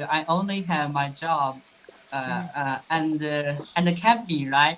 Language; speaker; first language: English; non-native, learner; Chinese